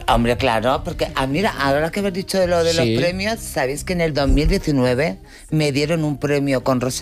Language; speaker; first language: Spanish; native; Spanish